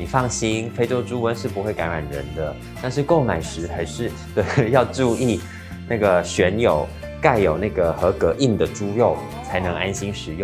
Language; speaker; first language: Chinese; native; Chinese